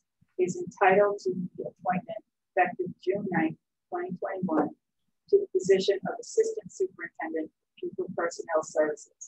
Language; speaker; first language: English; native; English